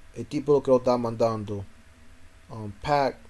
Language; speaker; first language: Spanish; non-native, learner; English